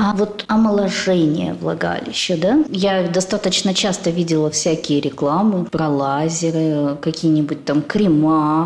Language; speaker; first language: Russian; native; Russian